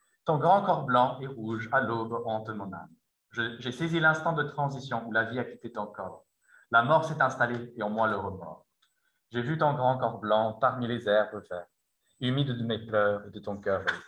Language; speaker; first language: French; non-native, fluent; English